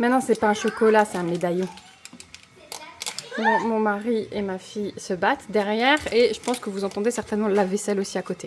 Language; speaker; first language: French; native; French